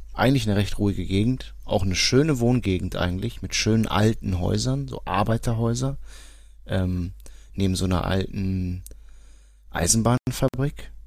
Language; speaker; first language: German; early bilingual, other home language; Portuguese